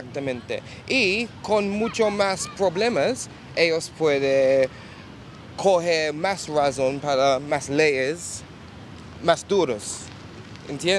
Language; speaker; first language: Spanish; non-native, learner; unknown